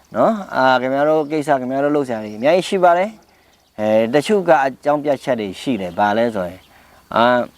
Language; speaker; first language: Burmese; non-native, local second language; Pa'o Karen